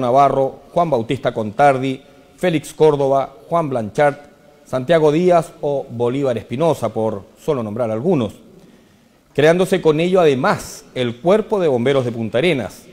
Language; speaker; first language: Spanish; native; Spanish